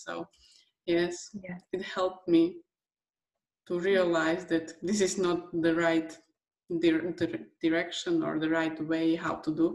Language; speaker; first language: English; non-native, fluent; Slovak